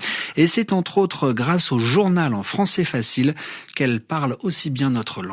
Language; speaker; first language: French; native; French